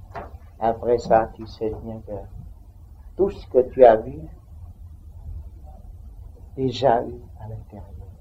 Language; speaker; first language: French; non-native, learner; Vietnamese